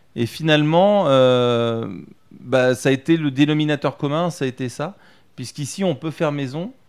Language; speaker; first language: French; native; French